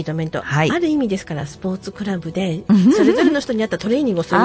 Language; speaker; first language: Japanese; native; Japanese